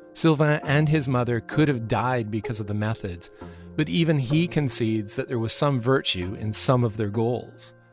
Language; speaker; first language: English; native; English